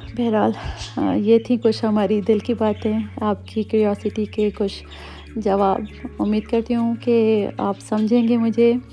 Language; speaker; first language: Urdu; native; Urdu